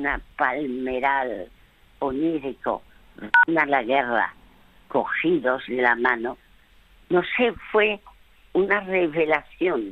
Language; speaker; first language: Spanish; early bilingual, other home language; French